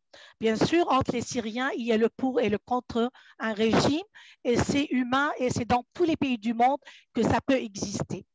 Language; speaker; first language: French; non-native, fluent; Arabic